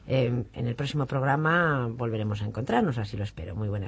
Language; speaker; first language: Spanish; native; Spanish